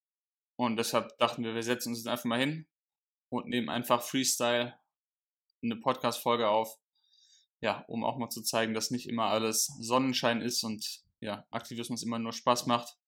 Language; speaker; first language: German; native; German